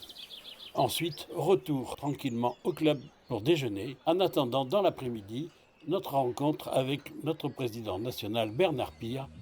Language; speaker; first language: French; native; French